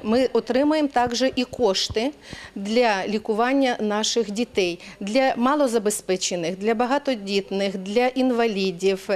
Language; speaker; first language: Ukrainian; native; Ukrainian